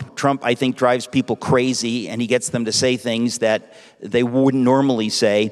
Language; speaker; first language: English; native; English